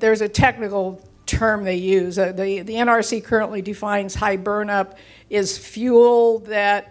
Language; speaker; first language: English; native; English